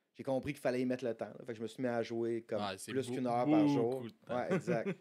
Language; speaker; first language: French; native; French